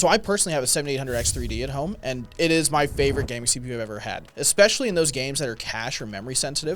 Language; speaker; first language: English; native; English